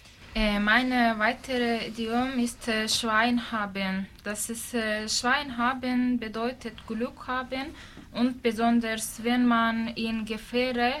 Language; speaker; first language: German; non-native, learner; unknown